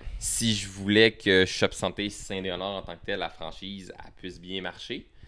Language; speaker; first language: French; native; French